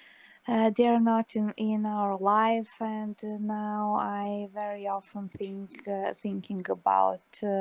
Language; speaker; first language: English; non-native, learner; Serbian